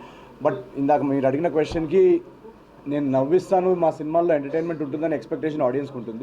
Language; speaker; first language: Telugu; native; Telugu